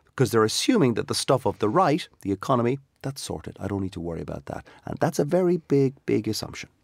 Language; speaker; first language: English; native; English